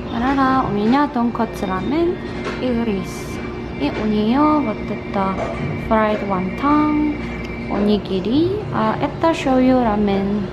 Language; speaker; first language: Russian; non-native, learner; Korean